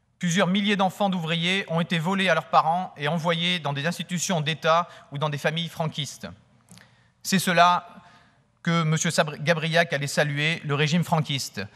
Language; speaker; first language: French; native; French